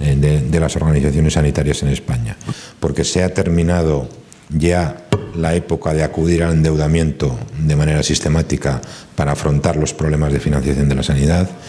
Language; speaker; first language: Spanish; native; Spanish